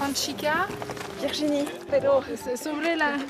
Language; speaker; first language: Spanish; non-native, learner; French